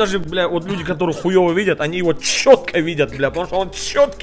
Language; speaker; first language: Russian; native; Russian